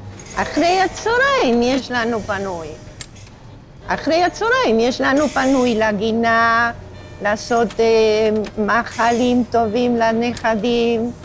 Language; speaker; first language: Hebrew; non-native, fluent; Spanish